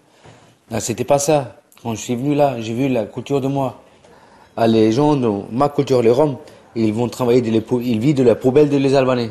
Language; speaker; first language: French; non-native, learner; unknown